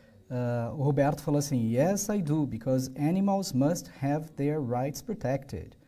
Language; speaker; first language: English; non-native, fluent; Portuguese